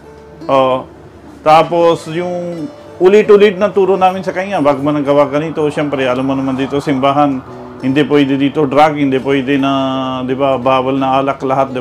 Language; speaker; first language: Filipino; non-native, learner; Punjabi